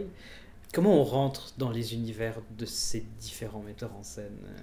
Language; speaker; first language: French; native; French